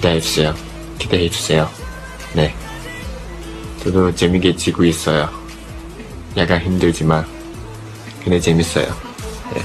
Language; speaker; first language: Korean; non-native, fluent; Chinese